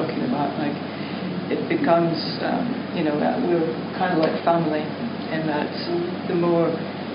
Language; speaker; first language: English; native; English